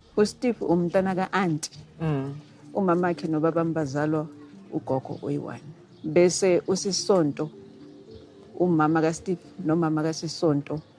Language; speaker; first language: Zulu; non-native, local second language; Southern Sotho